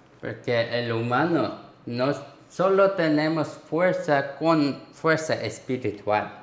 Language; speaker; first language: Spanish; non-native, learner; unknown